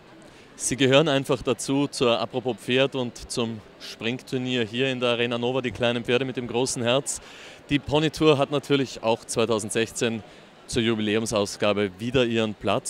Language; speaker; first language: German; native; German